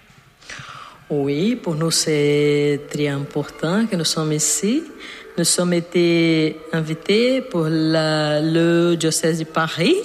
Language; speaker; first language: French; non-native, fluent; Portuguese